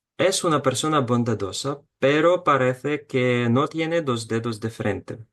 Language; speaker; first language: Spanish; non-native, fluent; Ukrainian